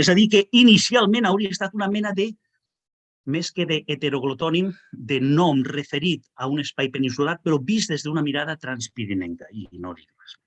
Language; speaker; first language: Catalan; non-native, local second language; Spanish